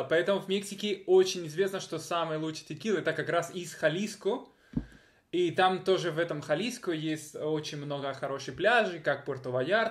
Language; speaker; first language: Russian; non-native, fluent; Spanish